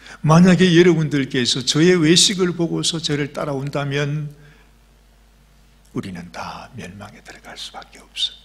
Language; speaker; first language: Korean; native; Korean